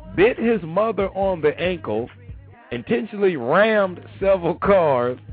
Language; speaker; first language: English; native; English